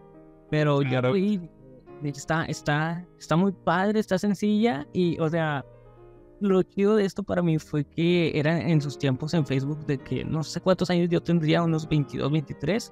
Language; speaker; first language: Spanish; native; Spanish